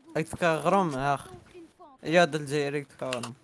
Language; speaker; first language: French; non-native, local second language; Arabic